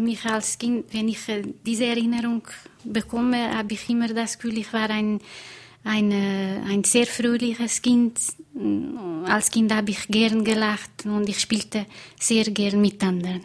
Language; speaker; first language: German; non-native, fluent; Portuguese